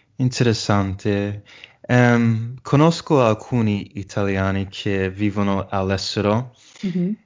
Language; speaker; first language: Italian; non-native, learner; English